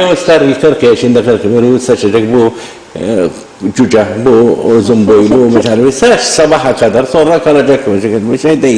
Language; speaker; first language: Turkish; non-native, learner; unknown